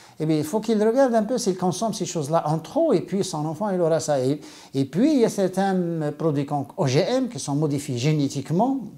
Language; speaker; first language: French; non-native, local second language; Arabic